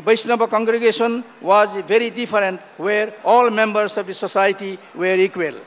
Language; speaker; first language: English; non-native, local second language; Assamese